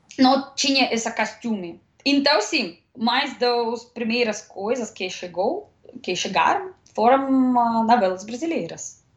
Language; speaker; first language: Portuguese; non-native, learner; Russian